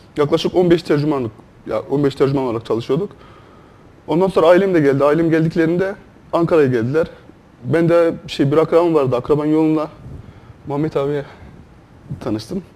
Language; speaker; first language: Turkish; non-native, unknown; Arabic